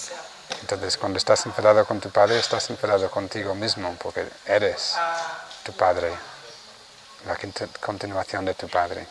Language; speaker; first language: Spanish; non-native, fluent; Vietnamese